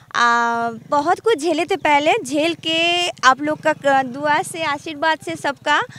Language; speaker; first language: Hindi; non-native, local second language; Bangla